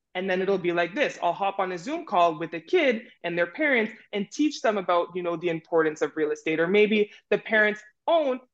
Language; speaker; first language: English; native; English